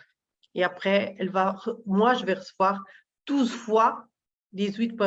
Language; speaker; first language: French; non-native, learner; Portuguese